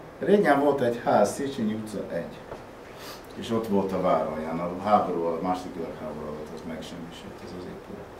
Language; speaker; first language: Hungarian; early bilingual, heritage; Hungarian